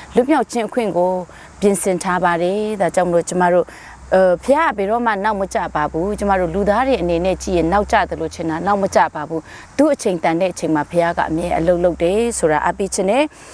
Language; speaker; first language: Burmese; non-native, local second language; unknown